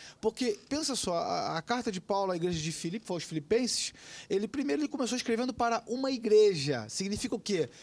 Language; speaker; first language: Portuguese; native; Portuguese